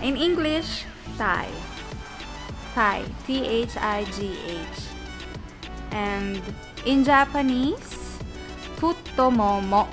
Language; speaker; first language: English; non-native, local second language; Filipino